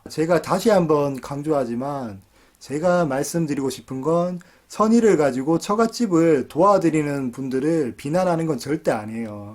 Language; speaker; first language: Korean; native; Korean